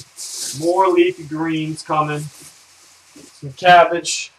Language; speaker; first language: English; native; English